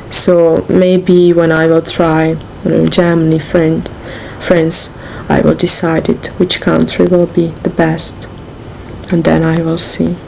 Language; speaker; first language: English; non-native, learner; Czech